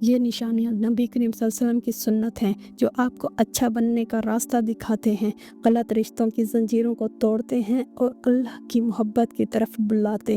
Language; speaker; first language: Hindi; native; Hindi